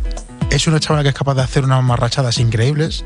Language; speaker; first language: Spanish; native; Spanish